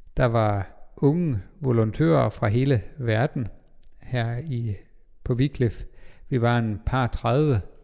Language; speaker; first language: Danish; native; Danish